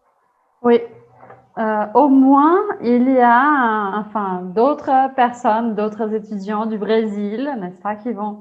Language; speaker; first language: French; non-native, fluent; Portuguese